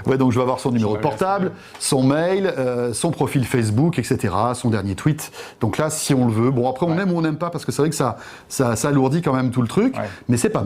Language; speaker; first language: French; native; French